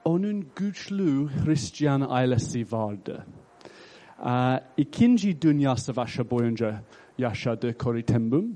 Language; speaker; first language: Turkish; non-native, fluent; English